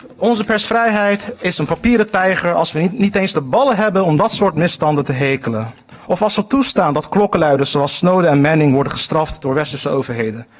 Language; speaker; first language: Dutch; early bilingual, other home language; Turkish